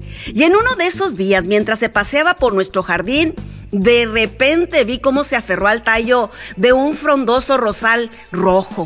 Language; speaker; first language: Spanish; native; Spanish